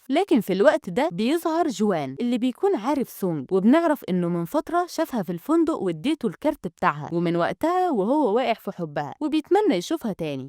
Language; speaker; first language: Arabic; native; Arabic